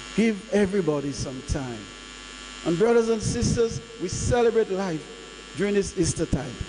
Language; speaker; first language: English; non-native, local second language; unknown